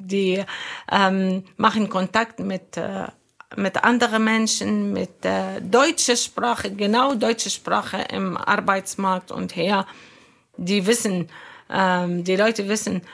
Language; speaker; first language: German; non-native, learner; Arabic